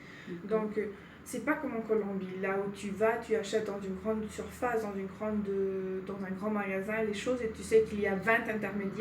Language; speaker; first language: French; non-native, fluent; Spanish